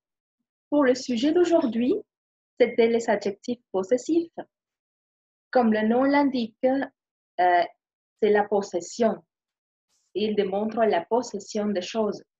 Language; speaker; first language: French; non-native, fluent; Spanish